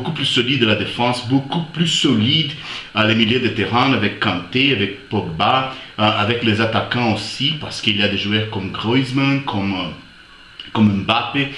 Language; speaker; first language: French; non-native, fluent; Portuguese